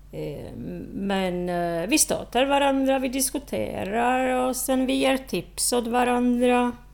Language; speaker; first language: Swedish; non-native, fluent; Slovak